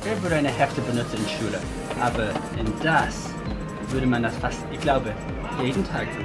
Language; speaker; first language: German; non-native, learner; English